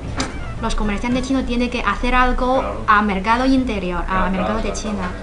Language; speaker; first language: Spanish; non-native, learner; Chinese